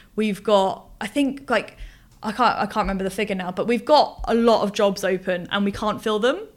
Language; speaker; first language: English; native; English